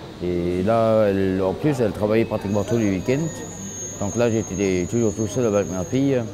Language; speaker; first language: French; non-native, local second language; Luxembourgish